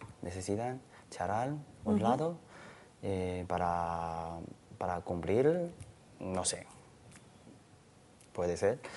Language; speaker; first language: Spanish; non-native, learner; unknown